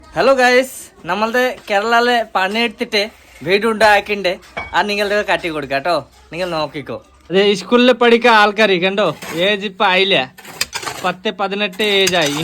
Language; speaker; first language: Malayalam; non-native, learner; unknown